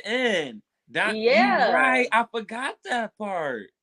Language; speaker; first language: English; native; English